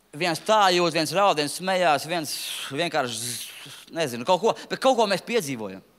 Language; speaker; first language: Latvian; native; Latvian